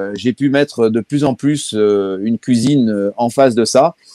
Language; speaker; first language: French; native; French